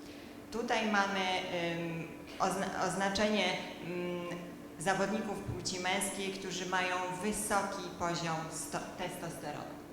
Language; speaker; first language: Polish; native; Polish